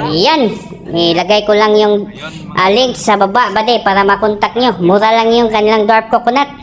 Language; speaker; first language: Filipino; non-native, local second language; Cebuano